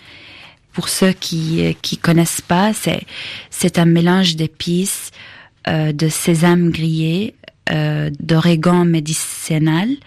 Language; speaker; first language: French; non-native, fluent; Arabic